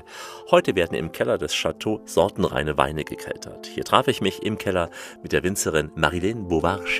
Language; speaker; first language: German; native; German